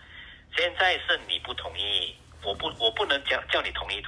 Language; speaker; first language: Chinese; native; Chinese